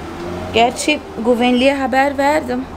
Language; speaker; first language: Turkish; non-native, fluent; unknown